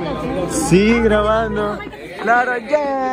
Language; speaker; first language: Spanish; native; Spanish